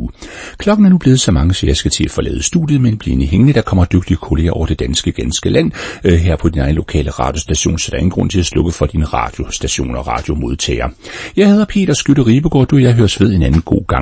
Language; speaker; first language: Danish; native; Danish